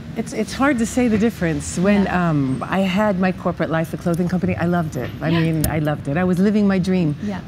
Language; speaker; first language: English; native; English